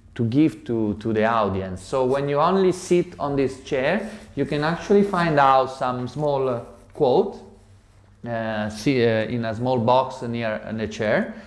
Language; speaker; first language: English; non-native, learner; Italian